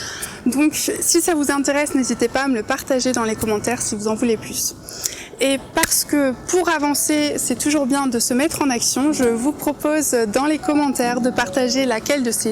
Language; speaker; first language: French; native; French